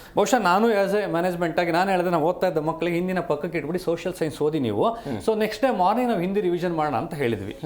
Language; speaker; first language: Kannada; native; Kannada